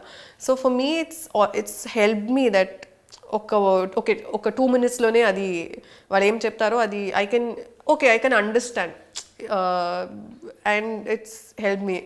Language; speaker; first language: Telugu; non-native, local second language; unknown